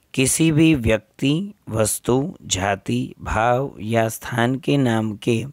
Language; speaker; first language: Hindi; non-native, local second language; Gujarati